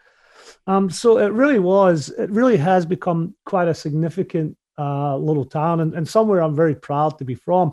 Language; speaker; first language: English; native; English